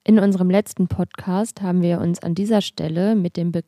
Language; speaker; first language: German; native; German